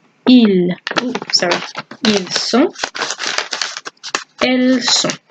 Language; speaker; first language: French; non-native, fluent; English